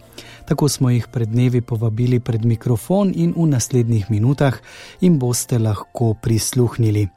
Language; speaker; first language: Slovenian; native; Slovenian